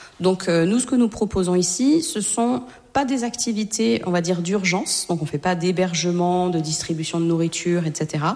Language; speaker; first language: French; native; French